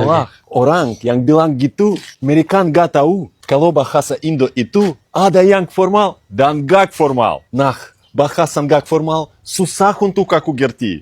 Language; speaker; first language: Indonesian; non-native, fluent; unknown